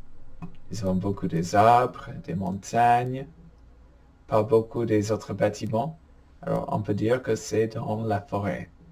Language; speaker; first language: French; non-native, fluent; English